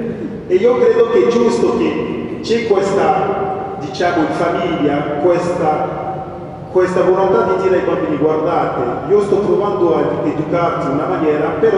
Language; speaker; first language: Italian; early bilingual, other home language; French